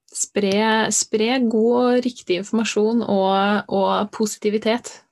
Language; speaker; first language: Norwegian; native; Norwegian